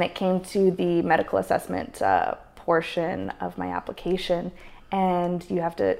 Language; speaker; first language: English; native; English